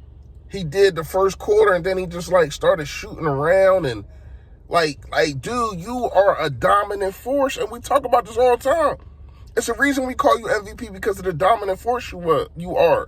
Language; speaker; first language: English; native; English